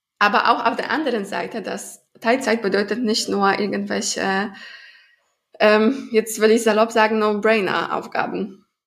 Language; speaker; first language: German; non-native, fluent; Polish